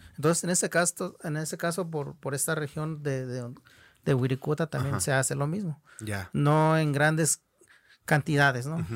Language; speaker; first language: Spanish; non-native, local second language; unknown